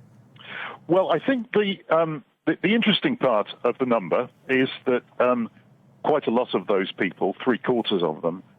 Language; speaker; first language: English; native; English